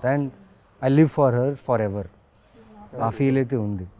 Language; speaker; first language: Telugu; native; Telugu